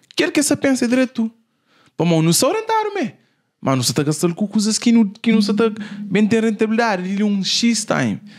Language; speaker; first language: Portuguese; non-native, local second language; Kabuverdianu